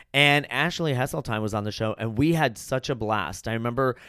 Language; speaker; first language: English; native; English